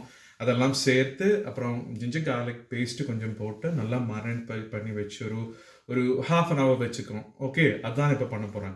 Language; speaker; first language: Tamil; non-native, learner; Malayalam